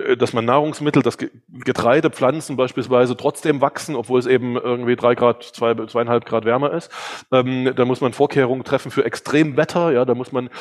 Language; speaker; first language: German; early bilingual, other home language; Hungarian